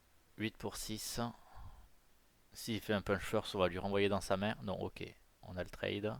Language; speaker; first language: French; native; French